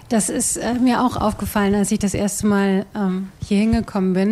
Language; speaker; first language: German; native; German